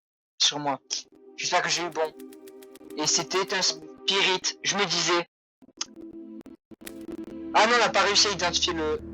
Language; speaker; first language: French; native; French